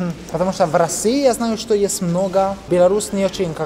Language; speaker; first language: Russian; non-native, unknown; Italian